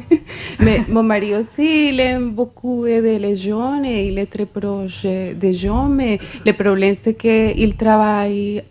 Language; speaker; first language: French; non-native, fluent; Spanish